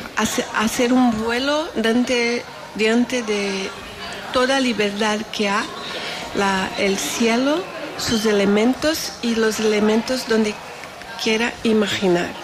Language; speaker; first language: Spanish; non-native, fluent; Portuguese